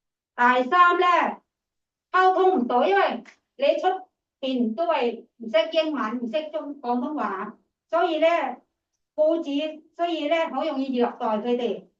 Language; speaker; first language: Cantonese; non-native, fluent; Thai